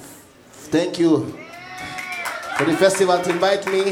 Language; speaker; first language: English; non-native, learner; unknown